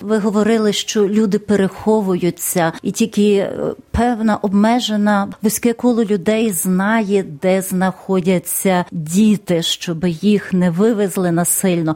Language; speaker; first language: Ukrainian; native; Ukrainian